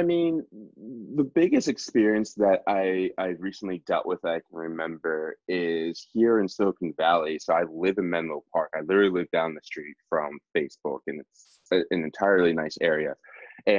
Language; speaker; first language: English; native; English